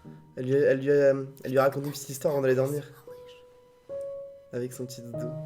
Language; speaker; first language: French; native; French